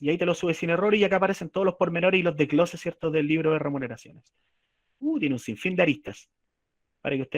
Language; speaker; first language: Spanish; native; Spanish